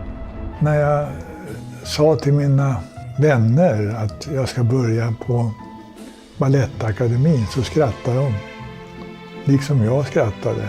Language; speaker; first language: Swedish; native; Swedish